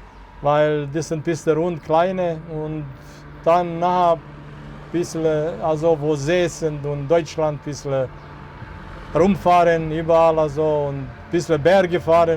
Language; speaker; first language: German; non-native, fluent; Serbian